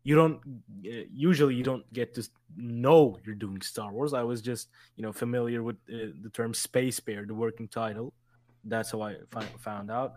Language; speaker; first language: English; non-native, fluent; Turkish